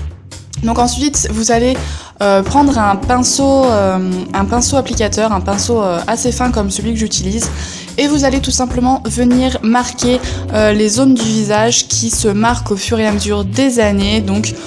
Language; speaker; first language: French; native; French